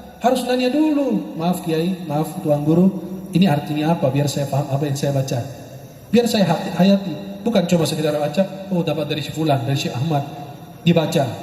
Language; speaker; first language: Indonesian; non-native, fluent; Arabic